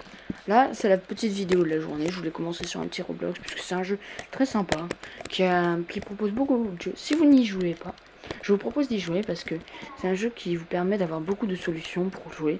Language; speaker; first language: French; native; French